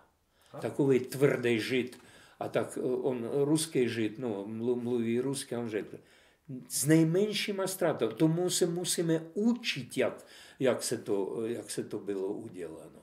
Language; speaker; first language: Czech; non-native, fluent; Russian